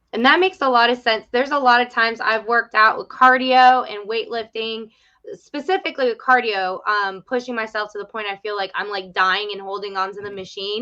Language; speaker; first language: English; native; English